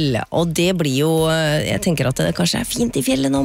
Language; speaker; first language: Norwegian; native; Norwegian